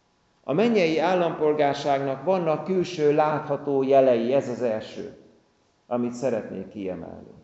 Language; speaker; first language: Hungarian; native; Hungarian